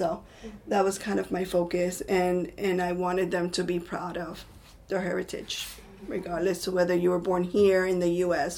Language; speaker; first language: English; non-native, fluent; Spanish